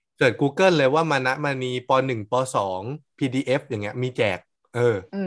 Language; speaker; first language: Thai; native; Thai